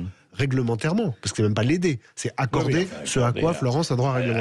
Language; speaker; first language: French; native; French